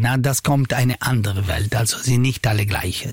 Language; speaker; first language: German; non-native, learner; Italian